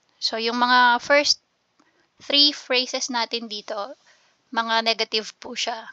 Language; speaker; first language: Filipino; native; Filipino